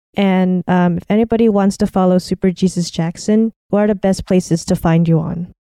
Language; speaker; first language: English; native; English